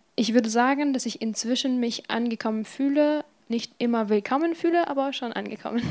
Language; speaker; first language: German; non-native, fluent; Persian